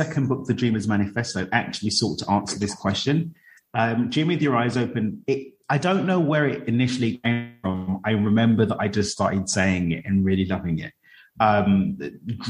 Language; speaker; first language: English; native; English